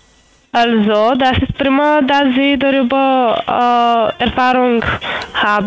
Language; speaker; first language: German; non-native, learner; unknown